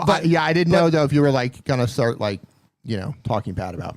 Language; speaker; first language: English; native; English